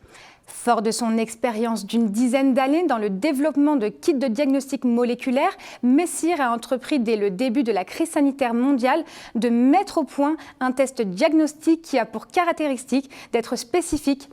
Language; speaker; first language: French; native; French